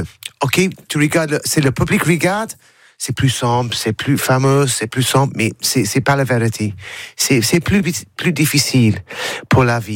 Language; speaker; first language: French; non-native, learner; English